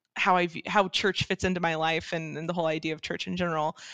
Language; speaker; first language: English; native; English